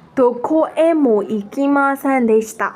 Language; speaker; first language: Japanese; non-native, fluent; Burmese